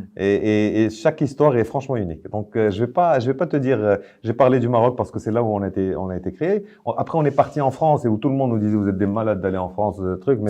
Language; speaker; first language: French; non-native, local second language; Arabic